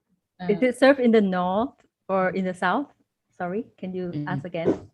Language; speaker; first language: English; non-native, fluent; Vietnamese